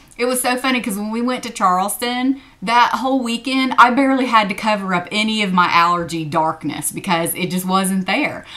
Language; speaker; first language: English; native; English